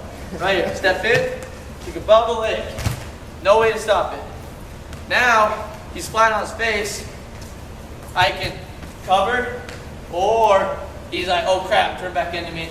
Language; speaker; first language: English; native; English